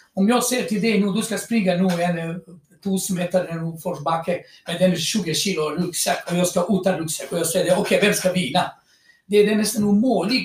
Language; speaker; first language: Swedish; non-native, fluent; Croatian